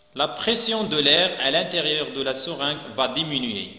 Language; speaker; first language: French; non-native, local second language; Arabic